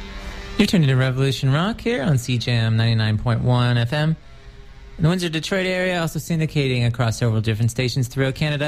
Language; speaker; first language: English; native; English